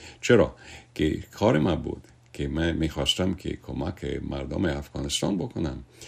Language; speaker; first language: Persian; non-native, fluent; English